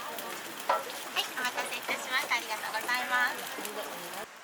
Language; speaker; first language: Japanese; native; Japanese